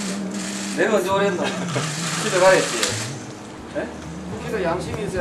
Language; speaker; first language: Korean; native; Korean